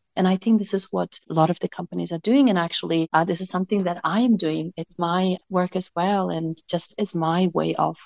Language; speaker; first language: English; non-native, fluent; Mongolian